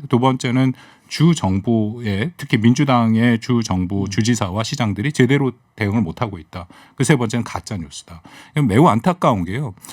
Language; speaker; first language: Korean; native; Korean